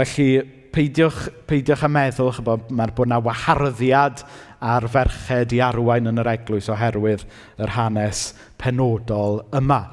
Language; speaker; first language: Welsh; native; Welsh